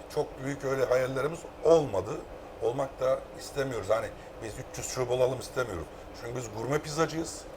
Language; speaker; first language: Turkish; native; Turkish